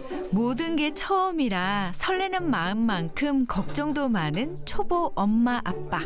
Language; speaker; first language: Korean; native; Korean